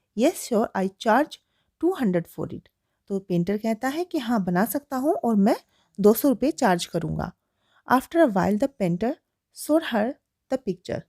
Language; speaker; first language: Hindi; native; Hindi